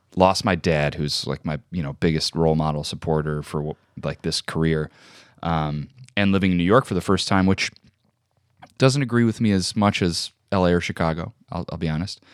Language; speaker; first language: English; native; English